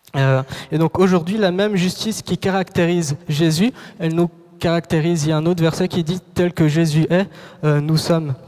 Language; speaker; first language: French; native; French